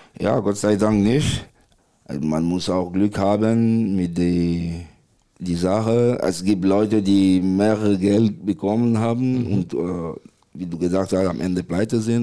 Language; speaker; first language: German; non-native, fluent; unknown